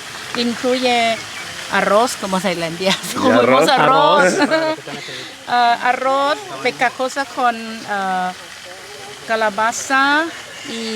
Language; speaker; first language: Spanish; non-native, learner; Thai